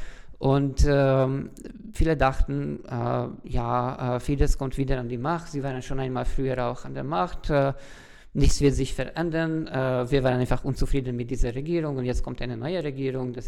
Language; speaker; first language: German; non-native, fluent; Hungarian